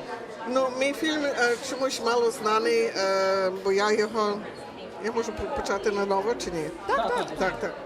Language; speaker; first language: Ukrainian; early bilingual, heritage; Ukrainian